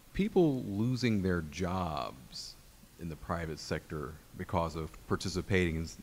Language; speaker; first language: English; native; English